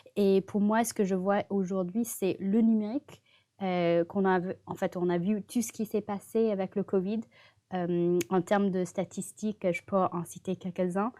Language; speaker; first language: French; non-native, fluent; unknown